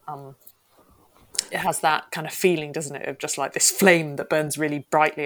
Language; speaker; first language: English; native; English